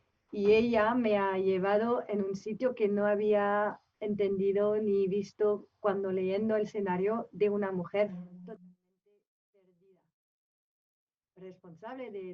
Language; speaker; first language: Spanish; non-native, fluent; French